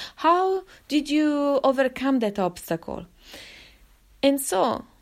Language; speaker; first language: English; non-native, fluent; Italian